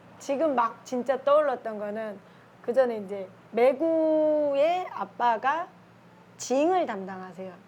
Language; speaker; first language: Korean; native; Korean